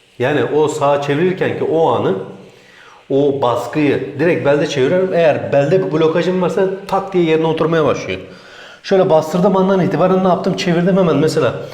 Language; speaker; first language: Turkish; native; Turkish